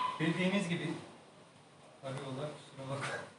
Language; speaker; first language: Turkish; native; Turkish